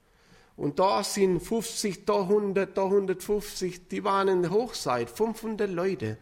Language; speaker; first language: German; non-native, fluent; Spanish